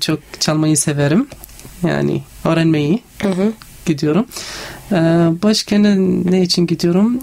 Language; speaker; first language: Turkish; non-native, fluent; Arabic